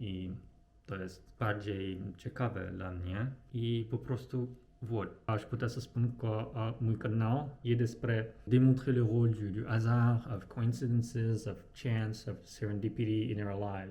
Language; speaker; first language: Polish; non-native, learner; Japanese